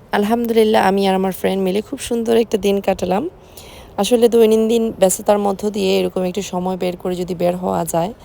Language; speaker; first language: Bangla; native; Bangla